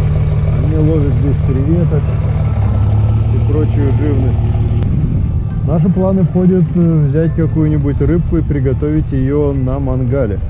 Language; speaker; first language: Russian; native; Russian